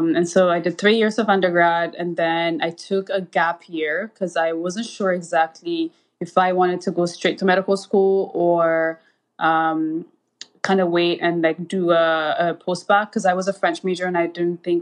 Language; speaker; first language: English; non-native, fluent; Amharic